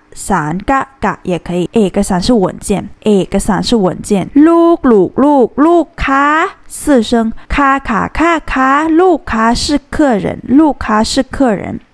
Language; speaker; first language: Chinese; non-native, fluent; Thai